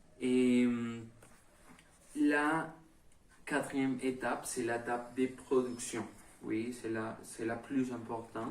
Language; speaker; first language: French; non-native, learner; Spanish